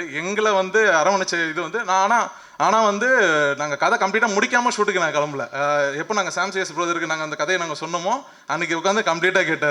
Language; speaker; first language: Tamil; native; Tamil